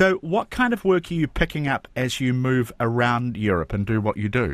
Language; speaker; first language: English; native; English